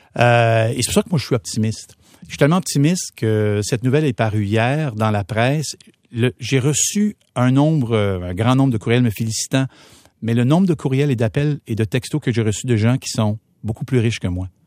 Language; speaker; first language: French; native; French